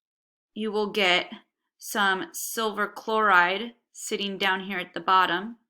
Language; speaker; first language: English; native; English